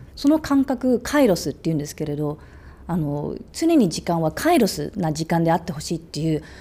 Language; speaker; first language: Japanese; early bilingual, other home language; English